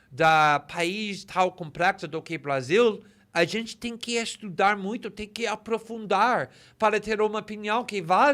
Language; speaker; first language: Portuguese; non-native, fluent; English